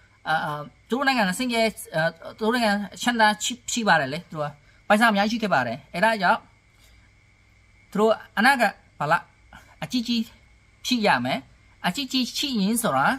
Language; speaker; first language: Burmese; non-native, learner; Khmer